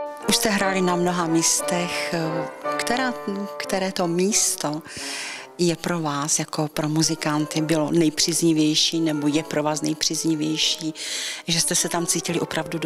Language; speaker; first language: Czech; native; Czech